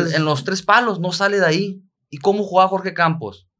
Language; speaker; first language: Spanish; native; Spanish